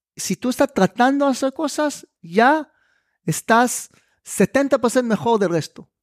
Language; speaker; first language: Spanish; non-native, fluent; Hebrew